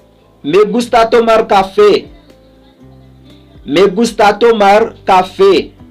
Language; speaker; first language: Spanish; non-native, learner; Haitian Creole